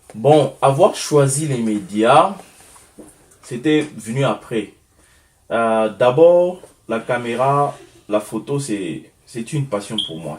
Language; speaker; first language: French; non-native, local second language; Lingala